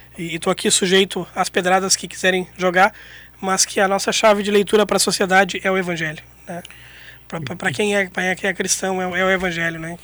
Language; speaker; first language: Portuguese; native; Portuguese